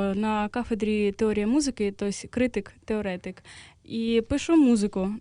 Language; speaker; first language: Ukrainian; non-native, local second language; Russian